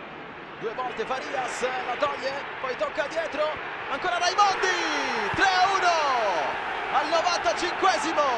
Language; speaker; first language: Italian; native; Italian